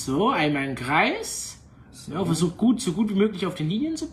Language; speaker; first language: German; native; German